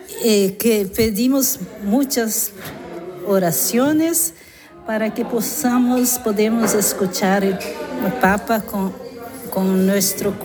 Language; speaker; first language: Spanish; non-native, learner; Italian